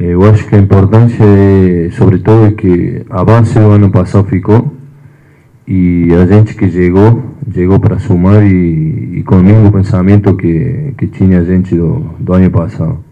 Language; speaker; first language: Portuguese; non-native, fluent; Spanish